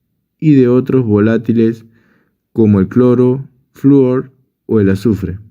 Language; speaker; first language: Spanish; native; Spanish